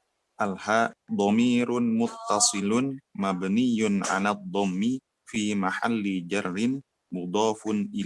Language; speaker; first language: Arabic; non-native, learner; Indonesian